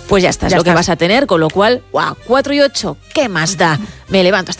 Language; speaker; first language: Spanish; native; Spanish